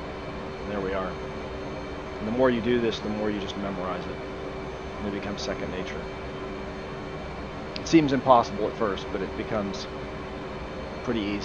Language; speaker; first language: English; native; English